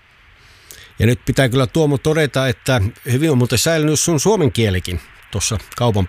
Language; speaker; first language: Finnish; native; Finnish